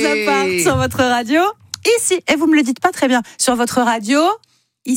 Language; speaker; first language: French; native; French